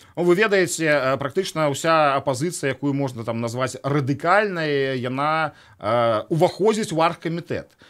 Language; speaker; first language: Belarusian; native; Belarusian